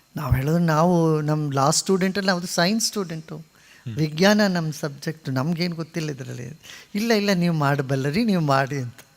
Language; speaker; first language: Kannada; non-native, local second language; Tamil